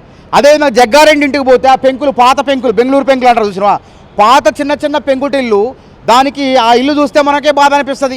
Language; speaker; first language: Telugu; native; Telugu